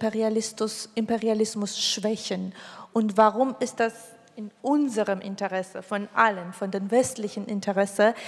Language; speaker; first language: German; non-native, fluent; Georgian